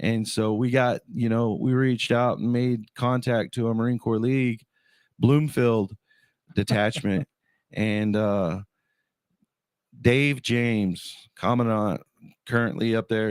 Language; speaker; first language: English; native; English